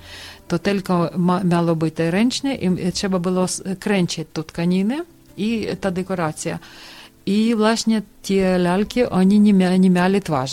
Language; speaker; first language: Polish; non-native, learner; Ukrainian